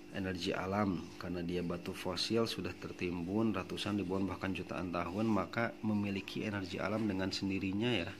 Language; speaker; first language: Indonesian; non-native, local second language; Sundanese